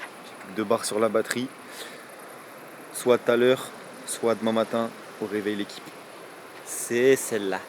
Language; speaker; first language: French; native; French